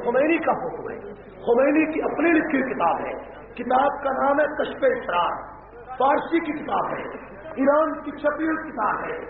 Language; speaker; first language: Urdu; native; Urdu